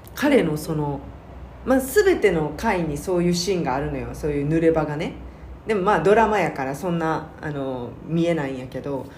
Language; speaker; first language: Japanese; native; Japanese